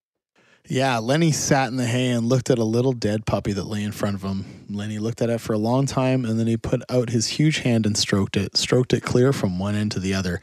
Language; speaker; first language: English; native; English